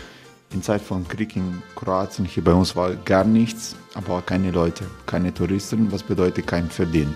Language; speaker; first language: German; non-native, learner; Croatian